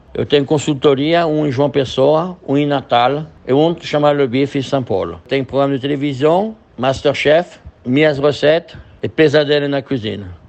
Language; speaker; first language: Portuguese; non-native, fluent; French